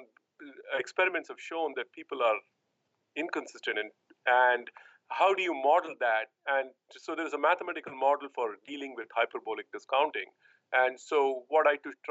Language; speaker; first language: English; non-native, local second language; Tamil